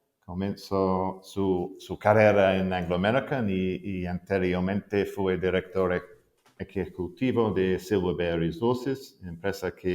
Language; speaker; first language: Spanish; non-native, fluent; English